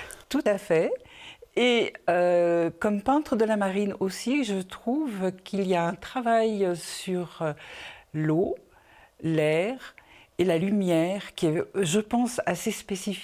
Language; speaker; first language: French; native; French